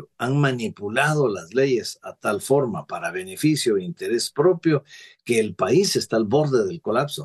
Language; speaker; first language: Spanish; native; Spanish